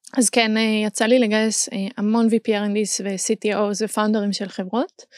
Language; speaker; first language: Hebrew; non-native, fluent; German